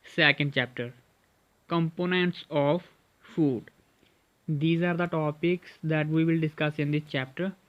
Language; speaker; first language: English; non-native, local second language; Punjabi